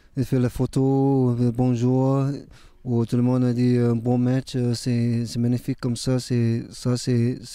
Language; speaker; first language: French; non-native, learner; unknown